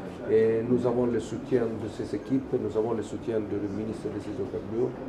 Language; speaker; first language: French; non-native, fluent; Italian